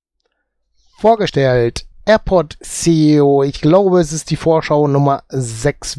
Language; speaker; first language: German; native; German